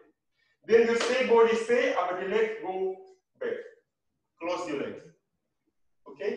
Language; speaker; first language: English; non-native, learner; Russian